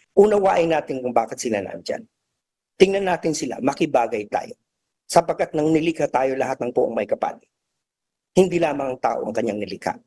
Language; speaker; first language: Filipino; native; Filipino